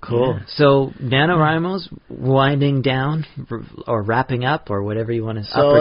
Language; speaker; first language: English; native; English